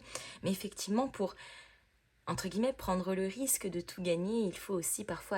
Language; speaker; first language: French; native; French